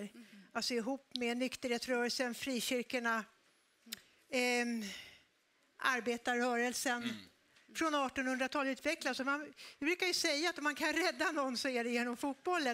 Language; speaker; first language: Swedish; native; Swedish